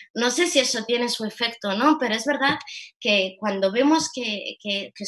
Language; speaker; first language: Spanish; early bilingual, heritage; Arabic